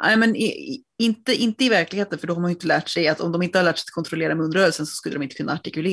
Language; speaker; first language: Swedish; native; Swedish